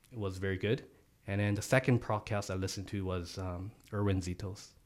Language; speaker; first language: English; non-native, fluent; Japanese